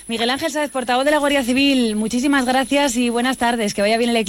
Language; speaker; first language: Spanish; native; Spanish